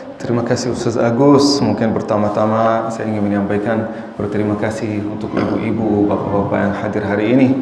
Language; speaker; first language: Indonesian; non-native, fluent; Arabic